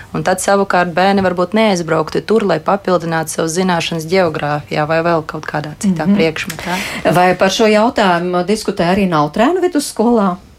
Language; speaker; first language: Latvian; native; Latvian